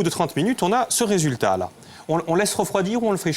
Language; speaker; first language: French; native; French